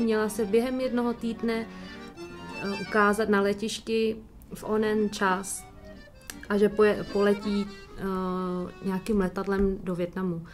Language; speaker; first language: Czech; early bilingual, other home language; Vietnamese